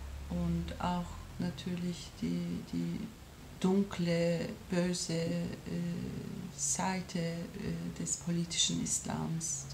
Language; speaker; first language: German; non-native, fluent; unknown